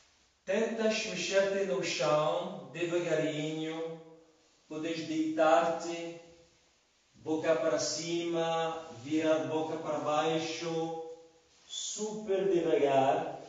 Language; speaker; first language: Portuguese; non-native, fluent; French